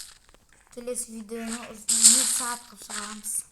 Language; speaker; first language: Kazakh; native; Kazakh